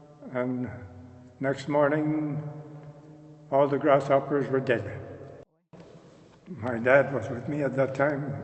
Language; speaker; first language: English; non-native, local second language; French